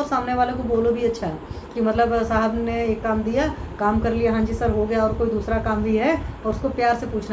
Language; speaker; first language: Hindi; native; Hindi